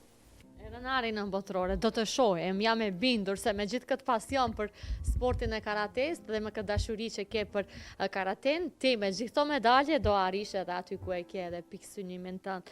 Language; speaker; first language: Albanian; native; Albanian